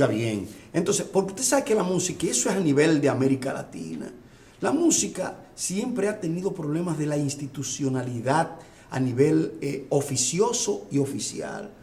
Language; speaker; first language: Spanish; native; Spanish